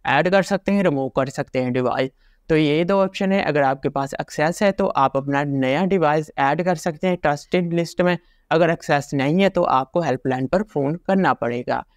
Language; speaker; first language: Urdu; non-native, local second language; Punjabi